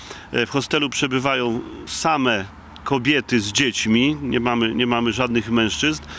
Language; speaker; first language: Polish; native; Polish